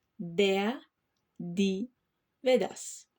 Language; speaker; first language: German; non-native, fluent; Turkish